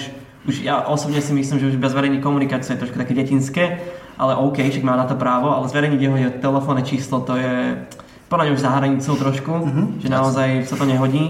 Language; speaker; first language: Slovak; native; Slovak